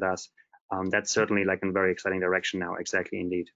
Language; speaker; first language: English; non-native, fluent; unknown